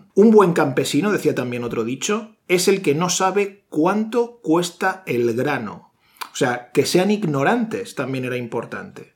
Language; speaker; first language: Spanish; native; Spanish